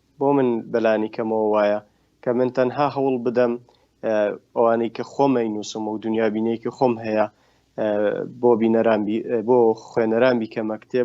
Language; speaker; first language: Central Kurdish; native; Central Kurdish